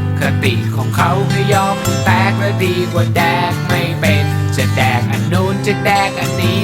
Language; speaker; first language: Thai; native; Thai